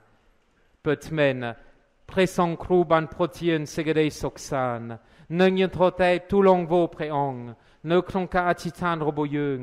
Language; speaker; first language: Khmer; non-native, fluent; French